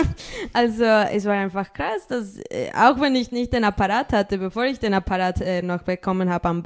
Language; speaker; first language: German; early bilingual, other home language; Spanish